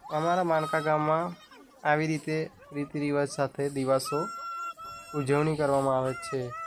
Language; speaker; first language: Gujarati; non-native, local second language; Bhili